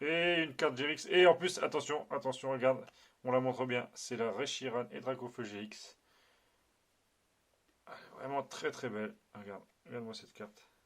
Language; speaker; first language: French; native; French